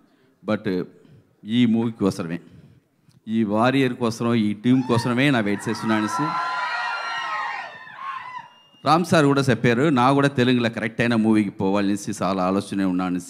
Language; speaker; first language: Telugu; non-native, learner; Tamil